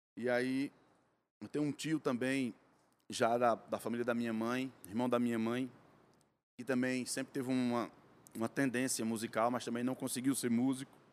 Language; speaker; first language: Portuguese; native; Portuguese